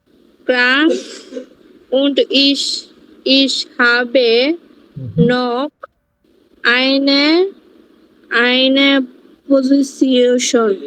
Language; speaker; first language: German; non-native, learner; Bangla